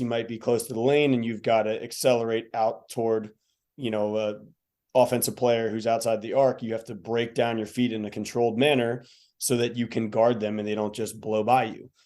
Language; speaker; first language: English; native; English